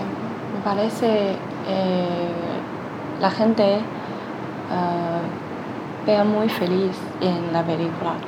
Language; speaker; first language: Spanish; non-native, learner; Chinese